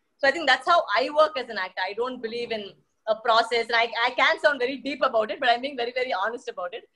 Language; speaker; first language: English; non-native, local second language; Tamil